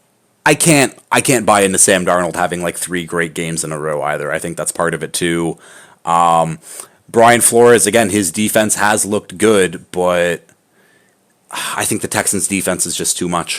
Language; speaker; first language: English; native; English